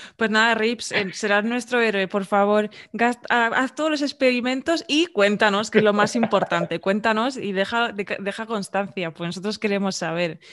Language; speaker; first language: Spanish; native; Spanish